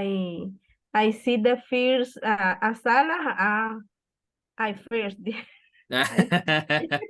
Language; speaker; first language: English; non-native, learner; Spanish